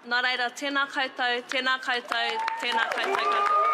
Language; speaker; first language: Māori; non-native, local second language; English